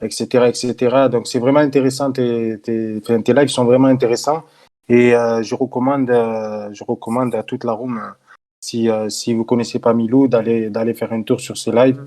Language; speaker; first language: French; native; French